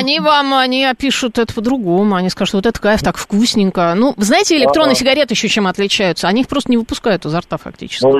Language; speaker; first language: Russian; native; Russian